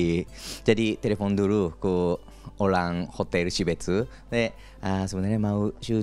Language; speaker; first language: Indonesian; non-native, fluent; Japanese